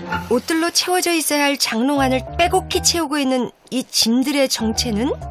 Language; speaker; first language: Korean; native; Korean